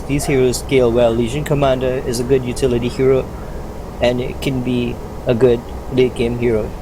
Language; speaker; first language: English; native; English